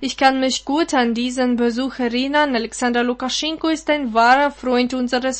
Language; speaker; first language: German; non-native, fluent; Russian